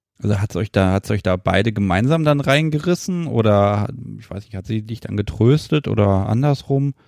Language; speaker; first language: German; native; German